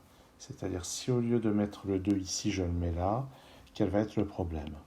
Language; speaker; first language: French; native; French